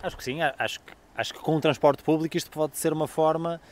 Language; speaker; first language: Portuguese; native; Portuguese